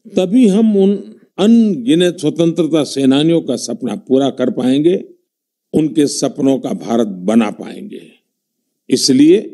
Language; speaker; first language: Hindi; non-native, local second language; Gujarati